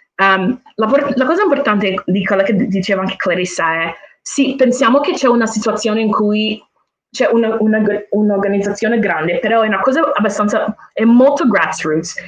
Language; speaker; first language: Italian; non-native, fluent; English